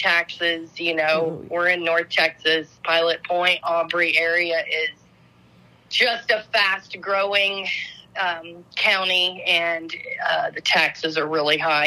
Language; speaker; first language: English; native; English